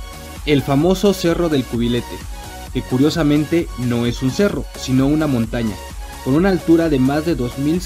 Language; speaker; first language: Spanish; native; Spanish